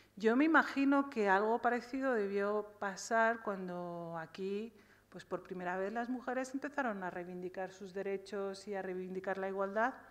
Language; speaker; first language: Spanish; early bilingual, other home language; Riffian